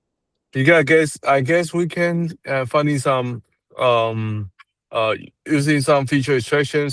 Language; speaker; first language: English; non-native, learner; Chinese